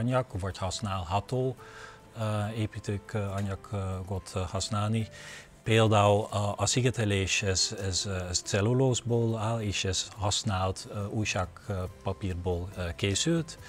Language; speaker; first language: Hungarian; non-native, learner; Dutch